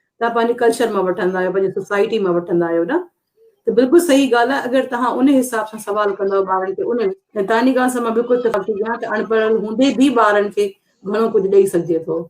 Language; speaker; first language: Sindhi; non-native, local second language; Urdu